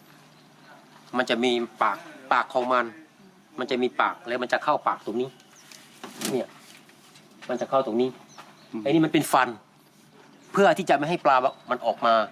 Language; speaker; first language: Thai; non-native, local second language; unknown